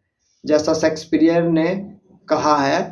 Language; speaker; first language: Hindi; native; Hindi